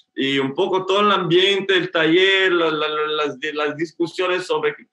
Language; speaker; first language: Spanish; non-native, fluent; English